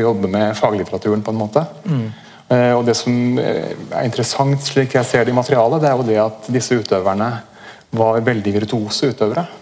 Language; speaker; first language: Norwegian; native; Norwegian